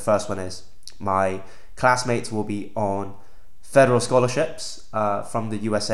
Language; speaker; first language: English; non-native, local second language; Cantonese